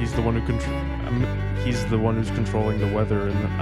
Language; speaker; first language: English; native; English